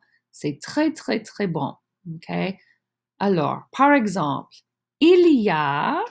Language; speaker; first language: French; non-native, fluent; English